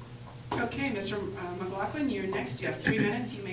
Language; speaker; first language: English; native; English